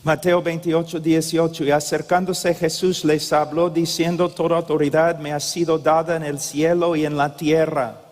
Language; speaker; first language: Spanish; non-native, fluent; English